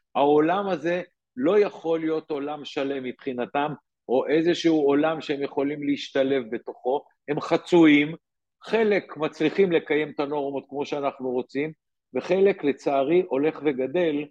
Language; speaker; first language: Hebrew; native; Hebrew